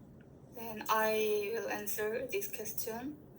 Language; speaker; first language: English; non-native, fluent; Korean